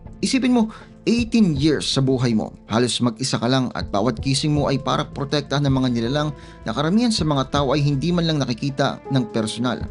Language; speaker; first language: Filipino; native; Filipino